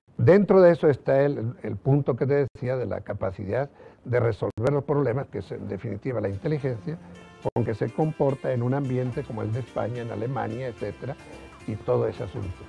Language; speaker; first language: Spanish; native; Spanish